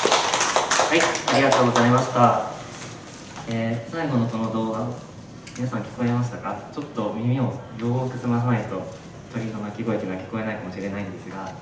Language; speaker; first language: Japanese; native; Japanese